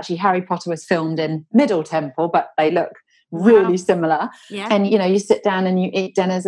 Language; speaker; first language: English; native; English